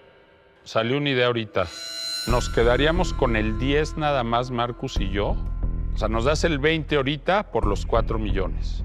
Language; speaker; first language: Spanish; native; Spanish